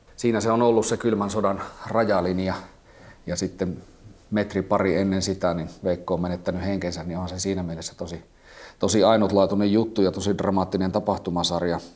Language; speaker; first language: Finnish; native; Finnish